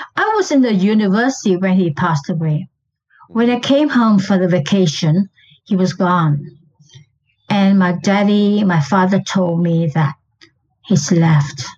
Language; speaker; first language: English; non-native, local second language; Chinese